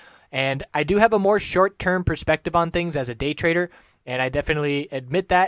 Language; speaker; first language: English; native; English